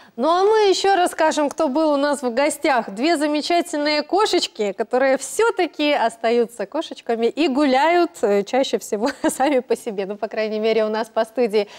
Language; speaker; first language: Russian; native; Russian